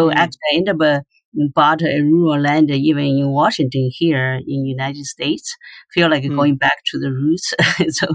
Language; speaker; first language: English; non-native, fluent; Chinese